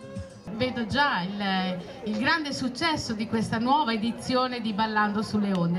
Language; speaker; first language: Italian; native; Italian